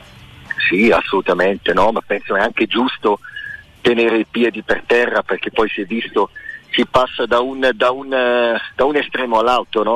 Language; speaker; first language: Italian; early bilingual, heritage; Italian